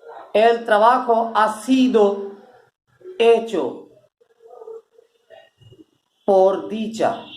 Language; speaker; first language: Spanish; non-native, learner; Bangla